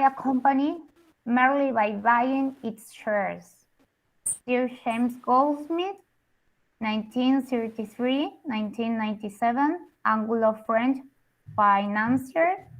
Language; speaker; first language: English; non-native, learner; Spanish